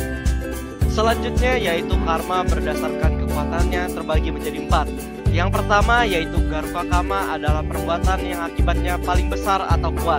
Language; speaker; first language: Indonesian; native; Indonesian